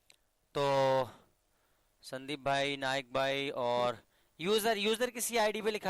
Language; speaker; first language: Hindi; native; Hindi